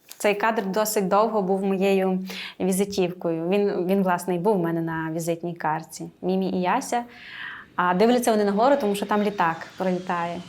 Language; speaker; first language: Ukrainian; native; Ukrainian